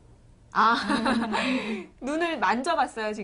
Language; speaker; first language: Korean; native; Korean